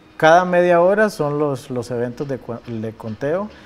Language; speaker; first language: Spanish; native; Spanish